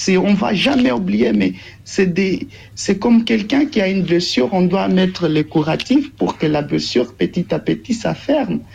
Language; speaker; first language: French; non-native, fluent; Portuguese